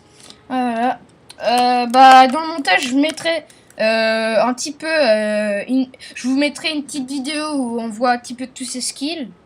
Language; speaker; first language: French; native; French